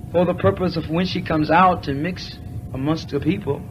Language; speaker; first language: English; native; English